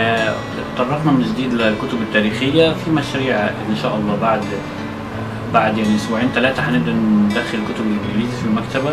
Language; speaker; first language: Arabic; native; Arabic